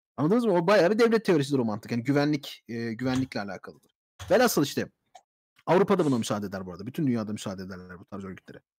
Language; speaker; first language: Turkish; early bilingual, heritage; Turkish